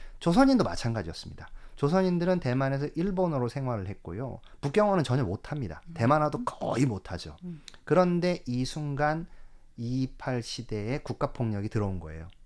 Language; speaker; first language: Korean; native; Korean